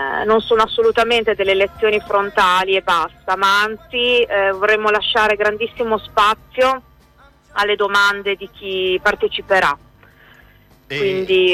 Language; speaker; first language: Italian; native; Italian